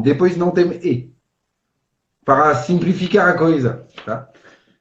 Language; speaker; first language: Portuguese; non-native, fluent; French